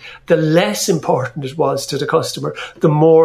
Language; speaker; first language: English; native; English